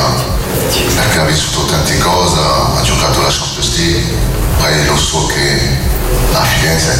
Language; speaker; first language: Italian; non-native, learner; French